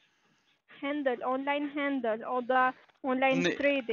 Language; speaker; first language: German; non-native, learner; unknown